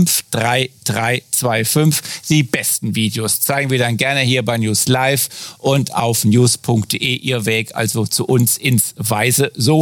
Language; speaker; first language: German; native; German